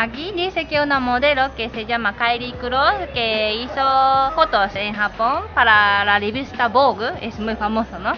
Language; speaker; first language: Spanish; non-native, learner; Japanese